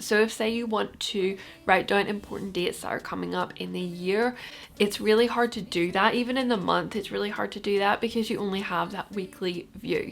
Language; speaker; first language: English; native; English